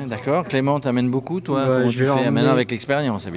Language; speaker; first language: French; native; French